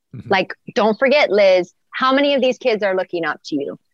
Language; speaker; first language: English; native; English